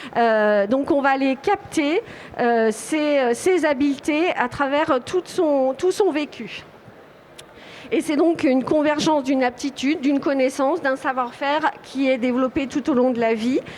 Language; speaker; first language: French; native; French